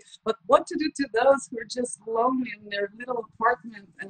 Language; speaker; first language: English; non-native, fluent; Russian